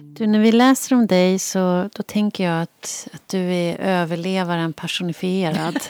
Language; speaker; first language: Swedish; native; Swedish